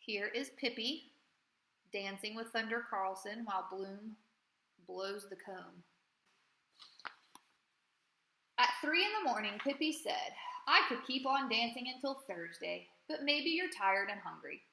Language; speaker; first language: English; native; English